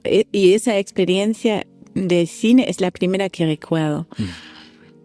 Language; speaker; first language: Spanish; non-native, fluent; German